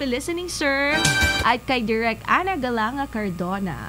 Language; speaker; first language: Filipino; native; Filipino